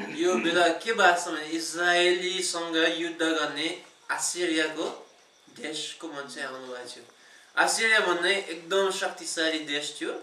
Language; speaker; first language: Nepali; non-native, fluent; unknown